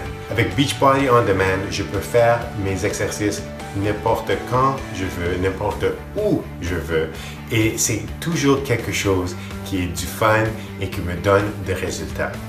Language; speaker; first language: French; non-native, fluent; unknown